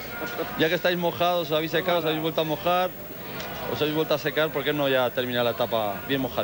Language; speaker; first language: Spanish; native; Spanish